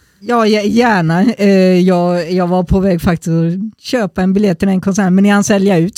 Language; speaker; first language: Swedish; native; Swedish